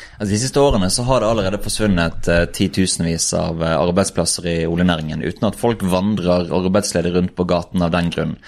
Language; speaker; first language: Norwegian; native; Norwegian